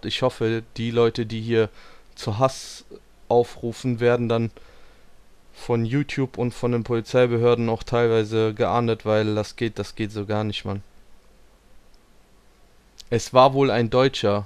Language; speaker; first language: German; native; German